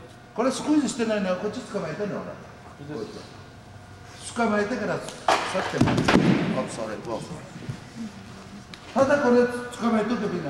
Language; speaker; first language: Japanese; native; Japanese